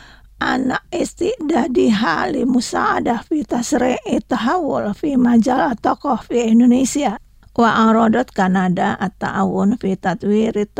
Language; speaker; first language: Arabic; non-native, learner; Indonesian